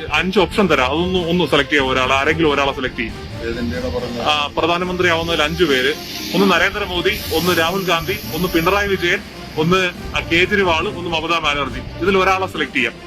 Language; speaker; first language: Malayalam; native; Malayalam